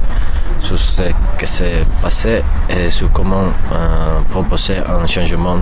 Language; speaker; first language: French; non-native, learner; Italian